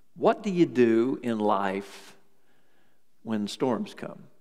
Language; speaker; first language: English; native; English